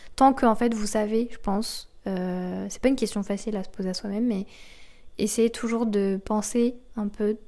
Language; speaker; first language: French; native; French